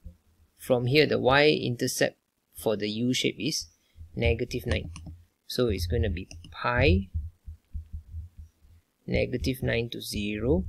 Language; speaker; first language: English; non-native, local second language; Malay